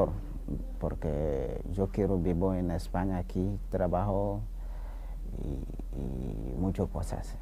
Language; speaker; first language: Spanish; non-native, learner; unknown